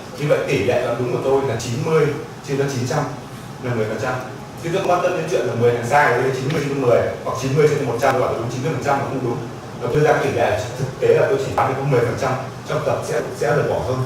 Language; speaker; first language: Vietnamese; native; Vietnamese